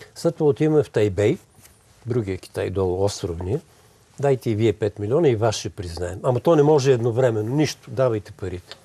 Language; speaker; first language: Bulgarian; native; Bulgarian